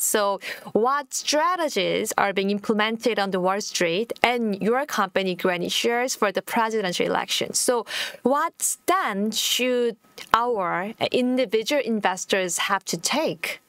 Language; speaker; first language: English; non-native, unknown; Korean